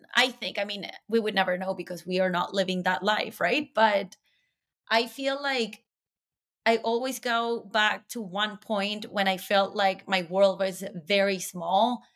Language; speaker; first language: English; non-native, fluent; Spanish